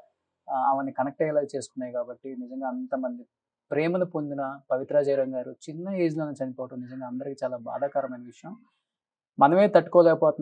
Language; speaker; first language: Telugu; native; Telugu